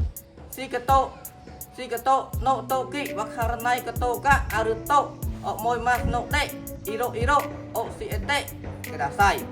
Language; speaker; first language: Japanese; non-native, learner; Khmer